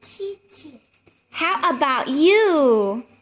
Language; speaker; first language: English; non-native, learner; Thai